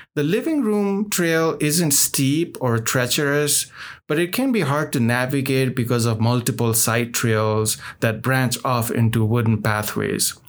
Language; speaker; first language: English; non-native, local second language; Nepali